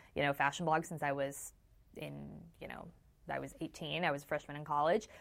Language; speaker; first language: English; native; English